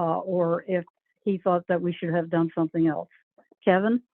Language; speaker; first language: English; native; English